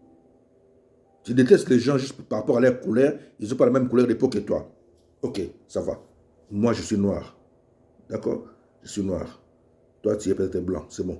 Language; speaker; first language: French; non-native, local second language; Lingala